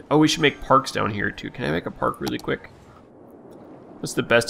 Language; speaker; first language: English; native; English